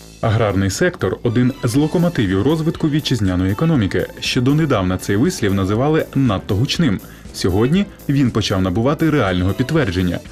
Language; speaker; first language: Ukrainian; native; Ukrainian